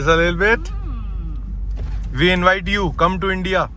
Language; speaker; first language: English; non-native, local second language; Hindi